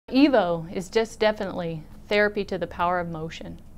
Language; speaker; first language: English; native; English